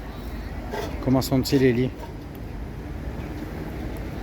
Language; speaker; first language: French; native; French